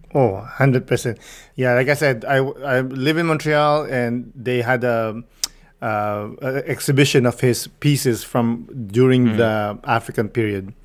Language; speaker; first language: English; non-native, local second language; Filipino